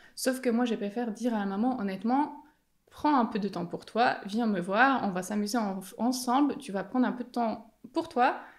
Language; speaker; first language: French; non-native, fluent; Polish